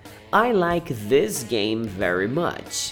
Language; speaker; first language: English; non-native, fluent; Portuguese